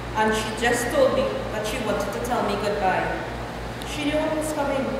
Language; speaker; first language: English; native; English